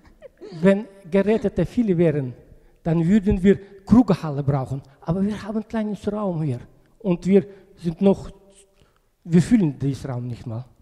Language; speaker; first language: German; non-native, learner; Russian